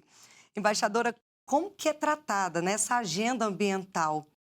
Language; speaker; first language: Portuguese; native; Portuguese